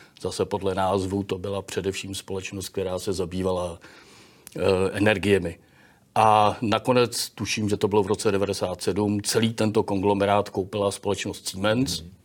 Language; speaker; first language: Czech; native; Czech